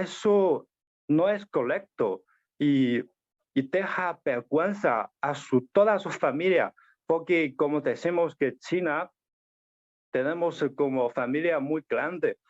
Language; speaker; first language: Spanish; non-native, learner; Chinese